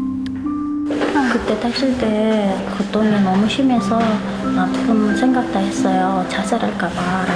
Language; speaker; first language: Korean; non-native, learner; Kyrgyz